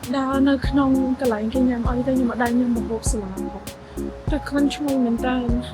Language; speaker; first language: Khmer; early bilingual, heritage; Khmer